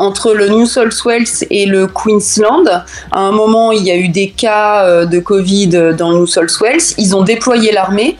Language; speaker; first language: French; native; French